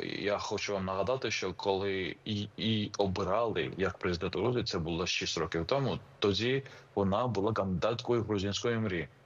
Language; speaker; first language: Ukrainian; non-native, fluent; Georgian